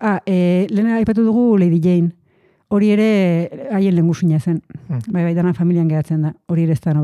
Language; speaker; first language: Basque; native; Basque